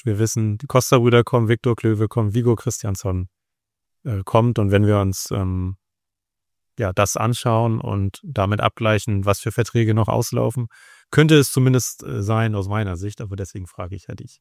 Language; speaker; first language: German; native; German